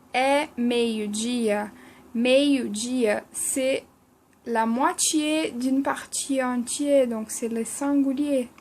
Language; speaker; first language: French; non-native, fluent; Portuguese